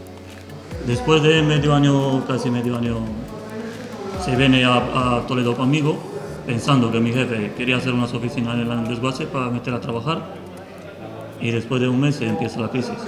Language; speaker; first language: Spanish; non-native, fluent; Romanian